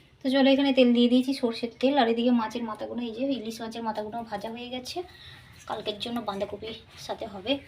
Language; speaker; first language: Bangla; non-native, local second language; Santali